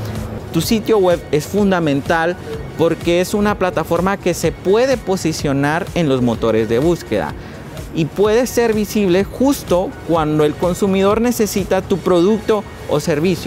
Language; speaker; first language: Spanish; native; Spanish